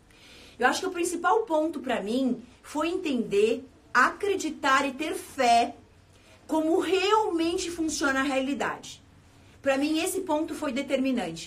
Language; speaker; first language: Portuguese; native; Portuguese